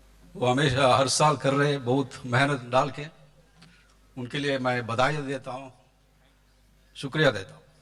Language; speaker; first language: Hindi; non-native, local second language; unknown